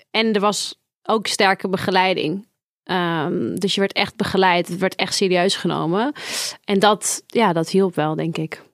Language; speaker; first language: Dutch; native; Dutch